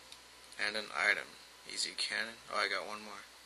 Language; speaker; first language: English; native; English